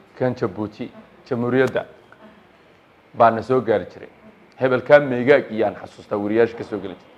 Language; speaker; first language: Somali; native; Somali